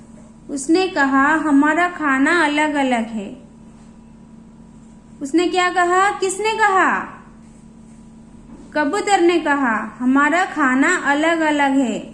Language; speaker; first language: Hindi; non-native, local second language; Odia